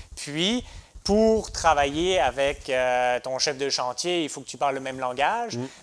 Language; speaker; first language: French; native; French